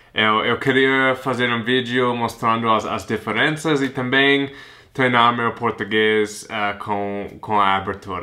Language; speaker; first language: Portuguese; non-native, fluent; English